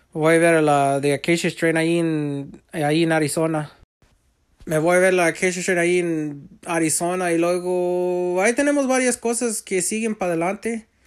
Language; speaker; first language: Spanish; early bilingual, heritage; Spanish